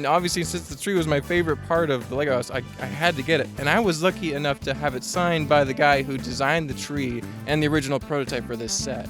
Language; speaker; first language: English; native; English